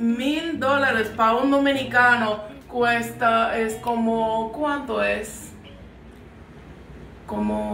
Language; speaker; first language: Spanish; non-native, fluent; English